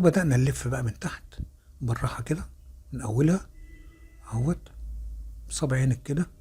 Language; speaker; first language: Arabic; native; Arabic